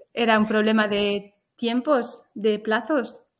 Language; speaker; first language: Spanish; native; Spanish